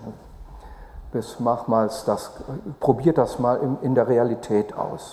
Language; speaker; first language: German; native; German